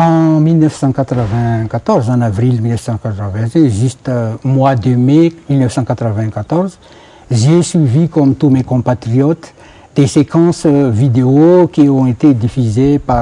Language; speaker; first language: French; non-native, local second language; Malagasy